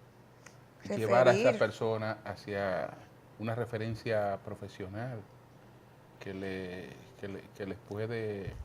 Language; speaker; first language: Spanish; native; Spanish